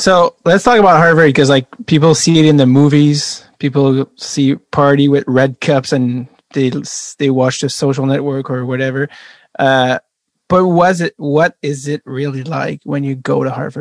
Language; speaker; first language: English; non-native, fluent; French